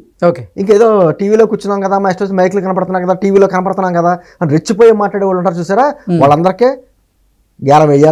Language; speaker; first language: Telugu; native; Telugu